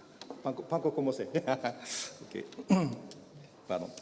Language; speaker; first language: French; non-native, learner; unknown